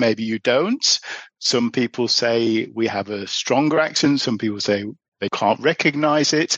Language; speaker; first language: English; native; English